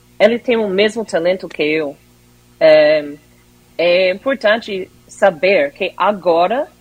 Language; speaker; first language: Portuguese; non-native, fluent; English